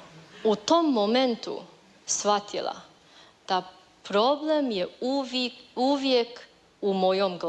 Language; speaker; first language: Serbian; non-native, learner; Chinese